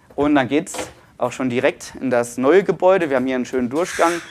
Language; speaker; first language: German; native; German